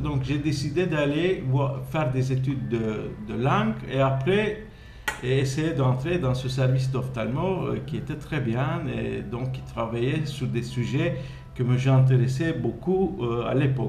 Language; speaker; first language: French; non-native, fluent; Turkish